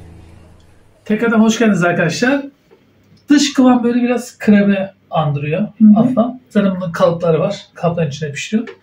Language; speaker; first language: Turkish; native; Turkish